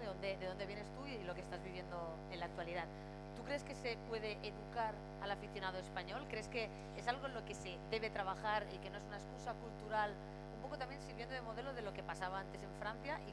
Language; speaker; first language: Spanish; native; Spanish